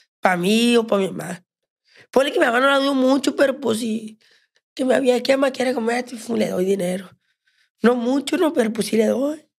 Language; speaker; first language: Spanish; native; Spanish